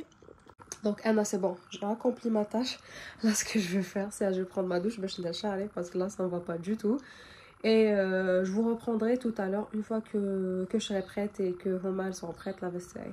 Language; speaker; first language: French; native; French